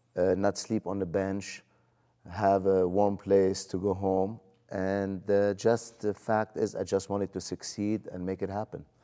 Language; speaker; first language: English; non-native, fluent; Arabic